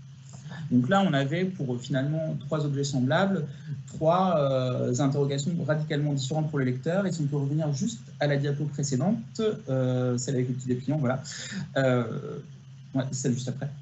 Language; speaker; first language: French; native; French